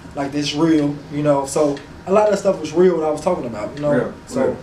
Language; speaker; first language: English; native; English